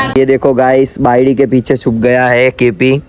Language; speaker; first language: Hindi; non-native, local second language; Gujarati